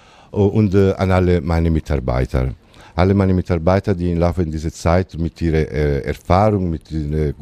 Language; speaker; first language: German; non-native, fluent; Italian